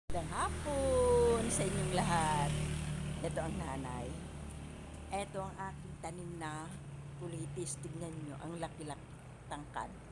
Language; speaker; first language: Filipino; non-native, local second language; Iloko